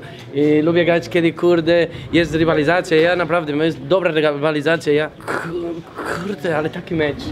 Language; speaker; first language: Polish; non-native, learner; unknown